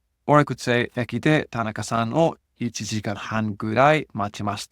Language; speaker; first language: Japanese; non-native, fluent; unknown